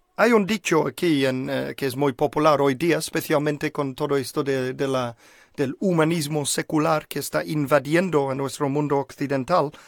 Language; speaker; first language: Spanish; non-native, fluent; English